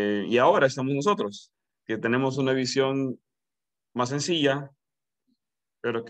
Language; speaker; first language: Spanish; native; Spanish